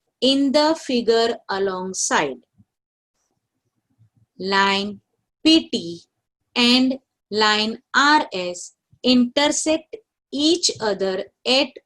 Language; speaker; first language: English; non-native, local second language; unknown